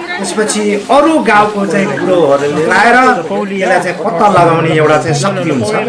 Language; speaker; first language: Nepali; non-native, local second language; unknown